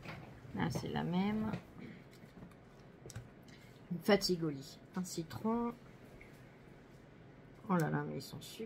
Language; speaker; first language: French; native; French